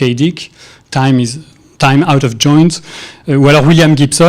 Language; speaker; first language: French; native; French